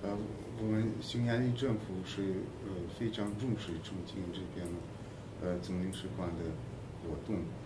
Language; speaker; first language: Chinese; non-native, fluent; Hungarian